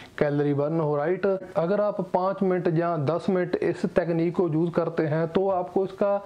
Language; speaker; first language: Hindi; non-native, local second language; Punjabi